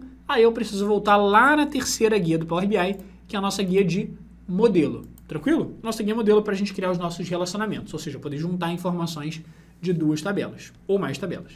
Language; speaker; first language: Portuguese; native; Portuguese